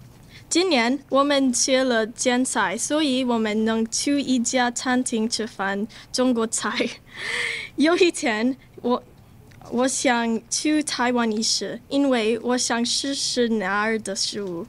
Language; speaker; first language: Chinese; non-native, learner; English